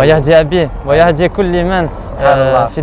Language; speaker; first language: Arabic; non-native, learner; French